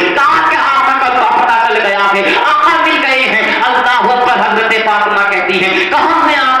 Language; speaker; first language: Urdu; native; Urdu